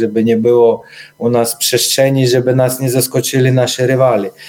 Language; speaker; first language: Polish; non-native, learner; Ukrainian